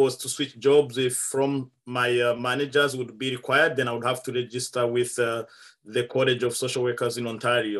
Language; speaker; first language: English; non-native, local second language; Kinyarwanda